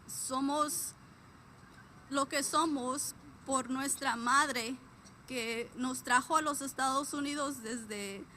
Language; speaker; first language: Spanish; early bilingual, heritage; Spanish